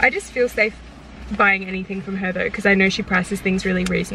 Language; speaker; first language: English; native; English